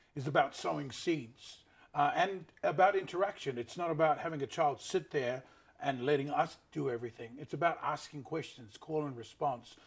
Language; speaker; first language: English; native; English